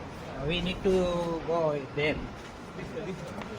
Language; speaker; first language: English; non-native, learner; Gujarati